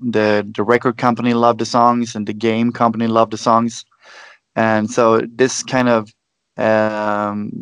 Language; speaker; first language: English; non-native, fluent; Swedish